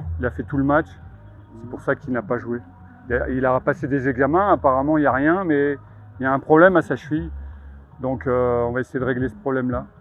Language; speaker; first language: French; native; French